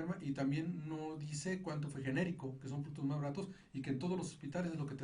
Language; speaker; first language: Spanish; native; Spanish